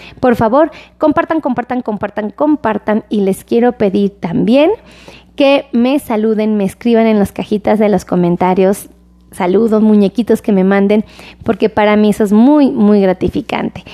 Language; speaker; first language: Spanish; native; Spanish